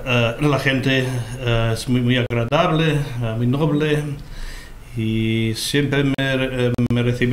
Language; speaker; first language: Spanish; non-native, fluent; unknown